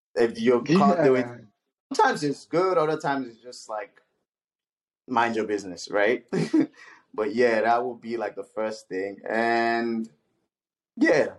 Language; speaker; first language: English; non-native, local second language; Yoruba